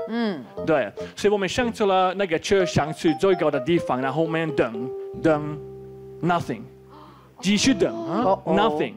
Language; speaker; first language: Chinese; non-native, fluent; Slovak